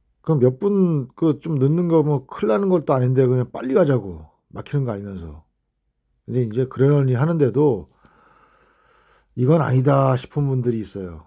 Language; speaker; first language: Korean; native; Korean